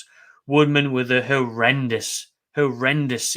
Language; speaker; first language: English; native; English